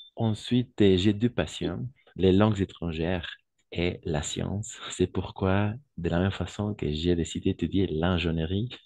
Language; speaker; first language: French; non-native, fluent; Spanish